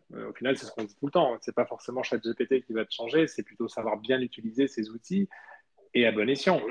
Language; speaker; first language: French; early bilingual, other home language; Spanish